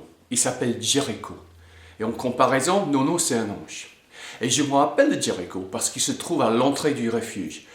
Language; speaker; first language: French; non-native, fluent; English